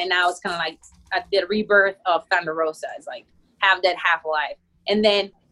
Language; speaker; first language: English; non-native, fluent; Spanish